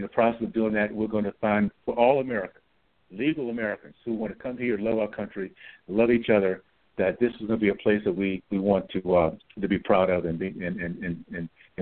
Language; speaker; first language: English; native; English